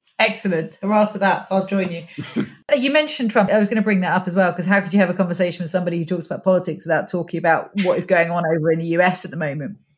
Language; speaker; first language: English; native; English